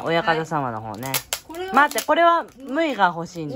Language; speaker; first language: Japanese; native; Japanese